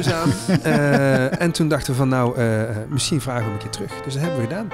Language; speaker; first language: Dutch; native; Dutch